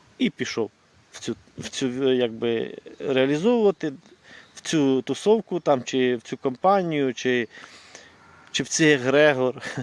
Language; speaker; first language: Ukrainian; non-native, local second language; Russian